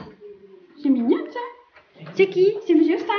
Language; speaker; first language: French; native; French